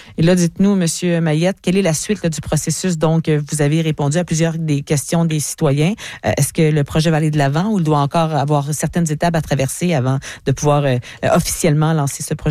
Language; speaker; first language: French; native; French